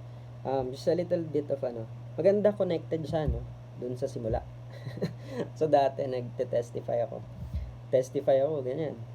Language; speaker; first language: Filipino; native; Filipino